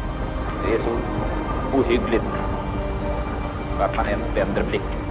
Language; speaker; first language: Swedish; native; Swedish